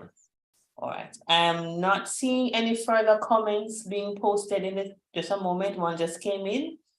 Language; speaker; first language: English; native; English